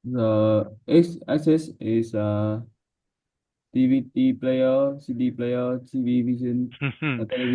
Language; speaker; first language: English; non-native, learner; Vietnamese